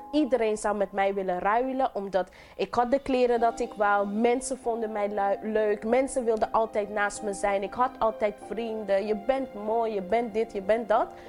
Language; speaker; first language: Dutch; non-native, local second language; English